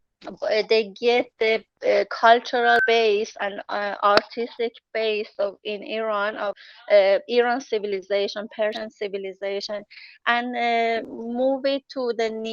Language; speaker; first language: English; non-native, learner; Persian